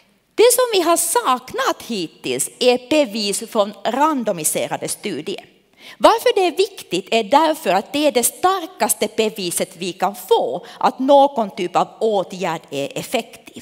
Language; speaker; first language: Swedish; non-native, local second language; Finnish